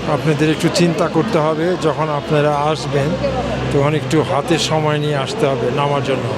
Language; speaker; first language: Bangla; native; Bangla